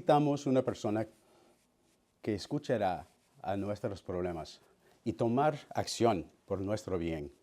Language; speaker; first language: Spanish; early bilingual, heritage; Spanish